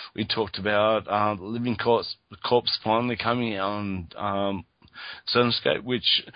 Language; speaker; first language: English; native; English